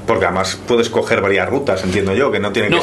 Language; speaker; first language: Spanish; native; Spanish